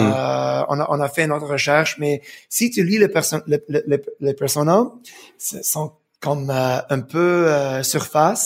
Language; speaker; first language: French; non-native, fluent; English